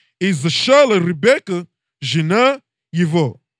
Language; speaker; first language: Russian; non-native, learner; English